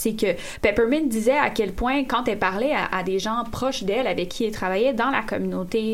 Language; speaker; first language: French; native; French